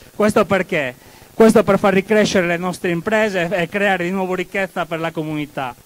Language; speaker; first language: Italian; native; Italian